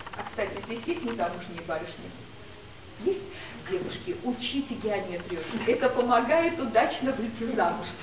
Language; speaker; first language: Russian; native; Russian